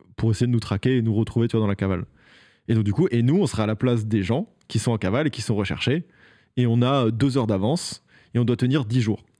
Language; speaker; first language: French; native; French